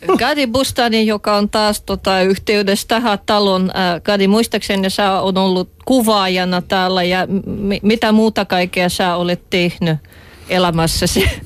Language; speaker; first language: Finnish; non-native, fluent; Russian